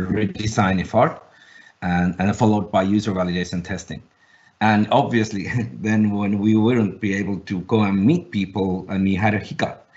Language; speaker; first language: English; non-native, fluent; Finnish